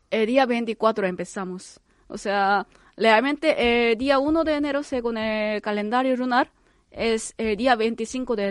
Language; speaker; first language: Spanish; non-native, fluent; Korean